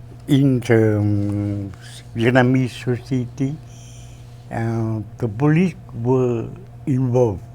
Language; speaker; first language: English; non-native, learner; Vietnamese